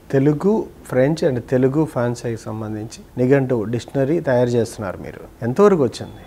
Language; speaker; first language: Telugu; native; Telugu